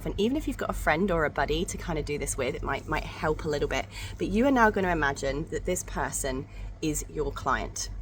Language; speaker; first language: English; native; English